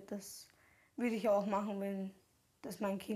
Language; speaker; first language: German; early bilingual, other home language; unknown